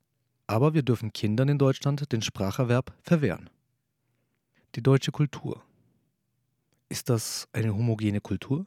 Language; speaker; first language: German; early bilingual, other home language; Turkish